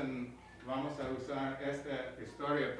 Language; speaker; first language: Spanish; non-native, learner; English